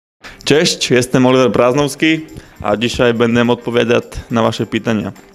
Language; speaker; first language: Polish; non-native, learner; Slovak